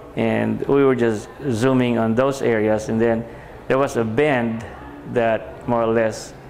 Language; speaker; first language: English; non-native, local second language; Filipino